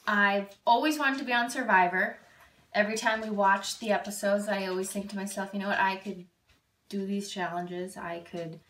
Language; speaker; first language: English; native; English